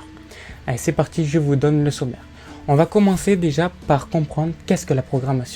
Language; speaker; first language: French; native; French